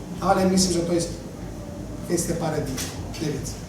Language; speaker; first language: Polish; non-native, fluent; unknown